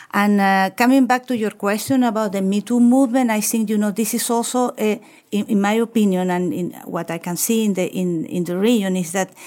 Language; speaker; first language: English; non-native, fluent; Spanish